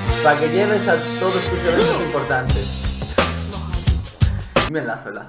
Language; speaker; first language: Spanish; native; Spanish